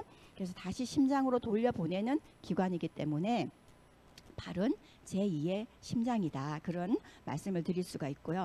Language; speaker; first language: Korean; native; Korean